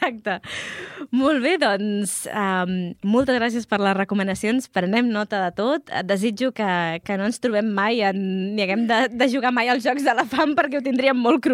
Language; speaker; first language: Catalan; native; Catalan